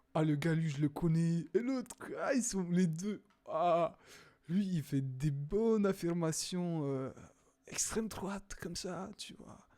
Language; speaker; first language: French; non-native, fluent; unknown